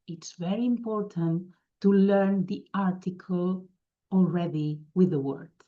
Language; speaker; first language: English; non-native, fluent; Catalan